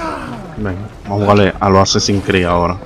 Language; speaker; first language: Spanish; native; Spanish